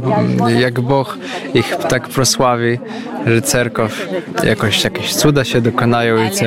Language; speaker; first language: Polish; non-native, learner; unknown